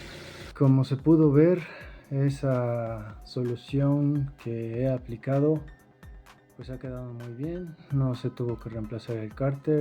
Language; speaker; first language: Spanish; native; Spanish